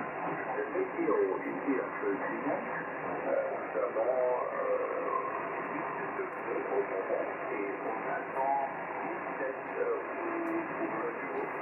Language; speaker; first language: French; non-native, fluent; German